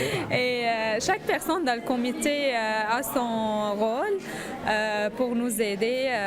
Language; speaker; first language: French; non-native, learner; Arabic